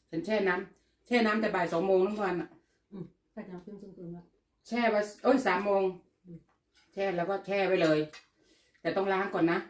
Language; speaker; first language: Thai; native; Thai